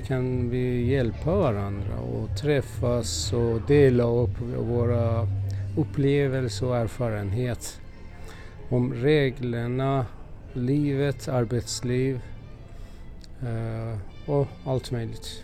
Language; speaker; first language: Swedish; non-native, fluent; Persian